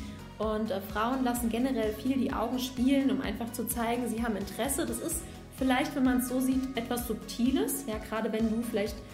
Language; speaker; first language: German; native; German